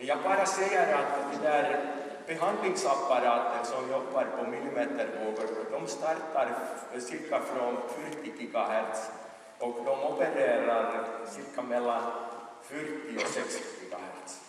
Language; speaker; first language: Swedish; non-native, local second language; Finnish